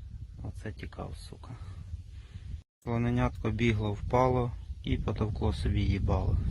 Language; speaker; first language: Russian; native; Russian